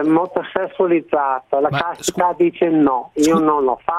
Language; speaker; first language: Italian; non-native, learner; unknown